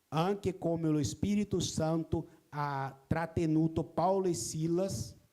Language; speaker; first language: Italian; non-native, fluent; Portuguese